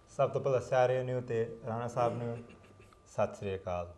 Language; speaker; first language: Punjabi; early bilingual, heritage; Punjabi